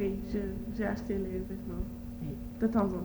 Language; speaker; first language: French; non-native, learner; Arabic